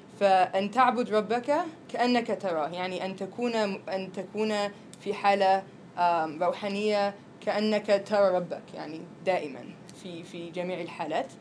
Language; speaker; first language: Arabic; non-native, fluent; English